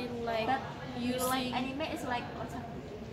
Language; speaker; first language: English; non-native, learner; Indonesian